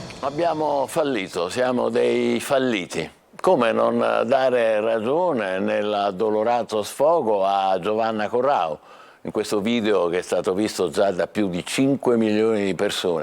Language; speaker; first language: Italian; native; Italian